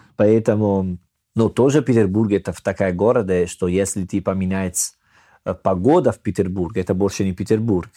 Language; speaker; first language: Russian; non-native, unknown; Italian